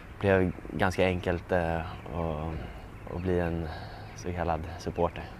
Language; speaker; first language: Swedish; native; Swedish